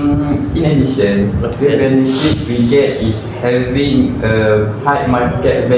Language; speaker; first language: English; non-native, learner; Malay